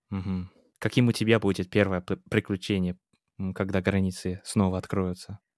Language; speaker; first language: Russian; non-native, fluent; English